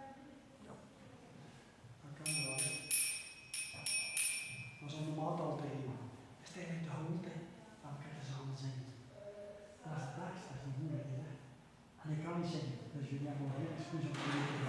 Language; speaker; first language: Dutch; native; Dutch